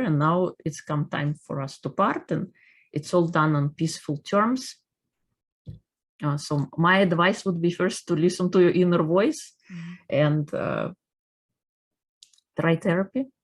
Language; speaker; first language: English; non-native, fluent; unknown